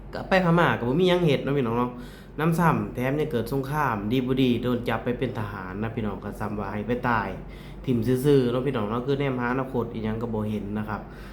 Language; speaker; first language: Thai; native; Thai